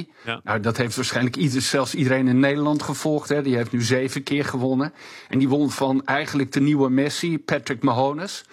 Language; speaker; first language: Dutch; native; Dutch